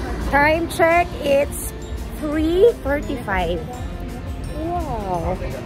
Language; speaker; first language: English; non-native, local second language; Filipino